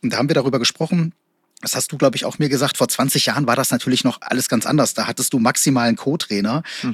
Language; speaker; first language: German; native; German